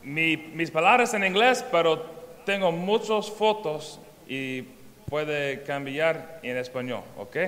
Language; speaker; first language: Spanish; non-native, learner; English